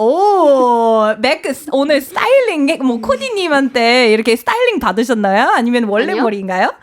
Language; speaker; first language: Korean; non-native, fluent; English